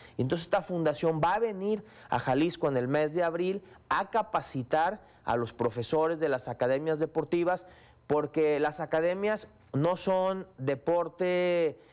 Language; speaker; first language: Spanish; native; Spanish